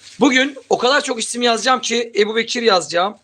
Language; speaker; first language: Turkish; native; Turkish